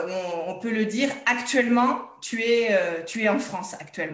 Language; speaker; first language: French; native; French